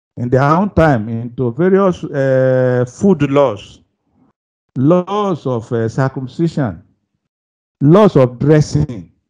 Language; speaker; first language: English; non-native, local second language; Yoruba